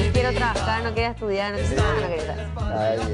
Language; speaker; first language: Spanish; native; Spanish